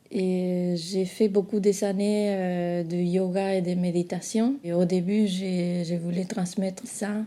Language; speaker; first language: French; non-native, fluent; Spanish